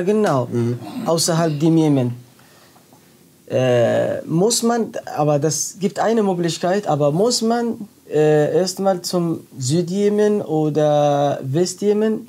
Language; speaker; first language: German; non-native, learner; Arabic